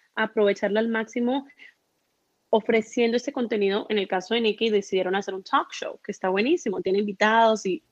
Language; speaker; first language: Spanish; early bilingual, heritage; Spanish